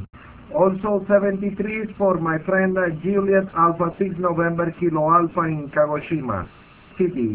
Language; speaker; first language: English; non-native, learner; Spanish